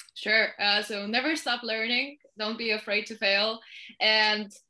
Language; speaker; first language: English; non-native, fluent; Polish